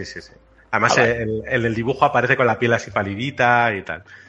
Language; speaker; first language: Spanish; native; Spanish